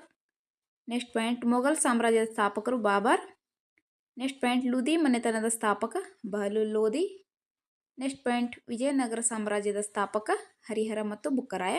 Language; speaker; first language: Kannada; native; Kannada